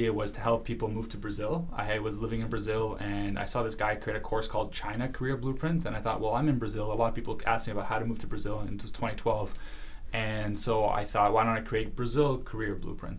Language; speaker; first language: English; early bilingual, other home language; Russian